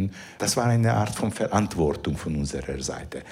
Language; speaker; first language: German; non-native, fluent; Hungarian